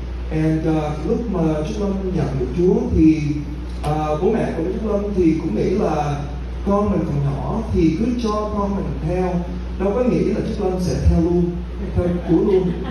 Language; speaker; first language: Vietnamese; early bilingual, heritage; Vietnamese